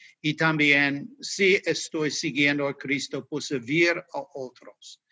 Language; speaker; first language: Spanish; non-native, fluent; English